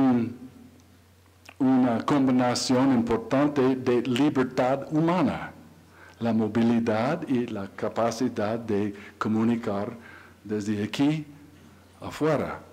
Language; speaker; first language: Spanish; non-native, learner; English